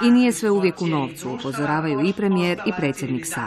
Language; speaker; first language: Croatian; native; Croatian